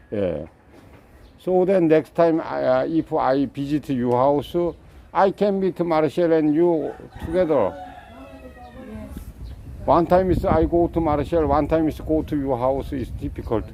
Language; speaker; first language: English; non-native, learner; Korean